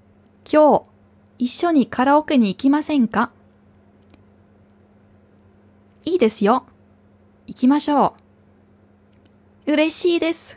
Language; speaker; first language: Japanese; non-native, fluent; German